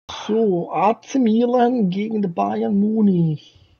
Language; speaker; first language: German; native; German